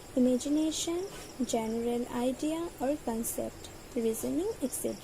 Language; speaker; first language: English; non-native, local second language; Assamese